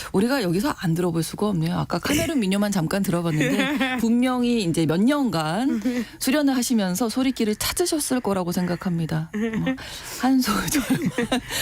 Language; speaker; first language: Korean; non-native, fluent; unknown